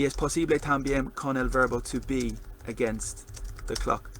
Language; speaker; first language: Spanish; non-native, learner; English